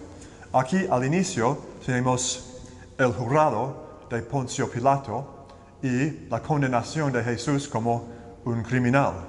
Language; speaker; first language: Spanish; non-native, learner; English